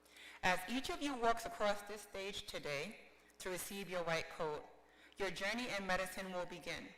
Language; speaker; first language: English; native; English